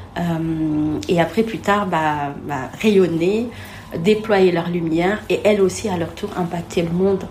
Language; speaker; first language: French; non-native, local second language; Wolof